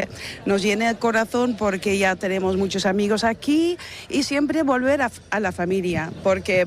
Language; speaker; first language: Spanish; non-native, fluent; Dutch